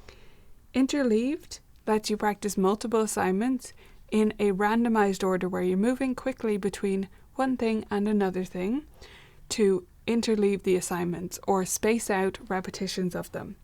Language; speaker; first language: English; native; English